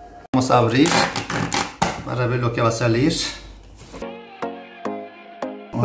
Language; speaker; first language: Spanish; non-native, fluent; Turkish